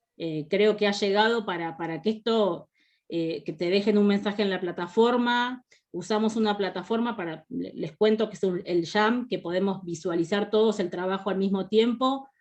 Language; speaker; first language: Spanish; native; Spanish